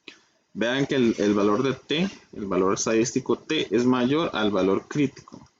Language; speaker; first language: Spanish; native; Spanish